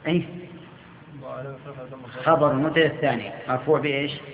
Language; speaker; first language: Arabic; native; Arabic